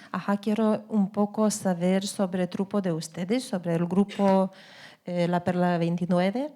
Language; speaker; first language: Spanish; non-native, fluent; Lithuanian